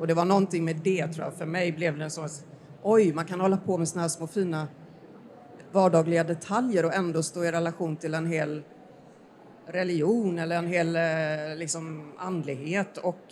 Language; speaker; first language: Swedish; native; Swedish